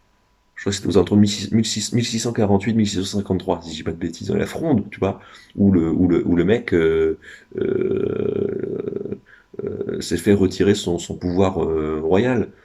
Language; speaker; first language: French; native; French